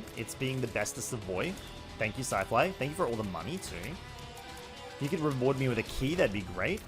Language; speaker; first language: English; native; English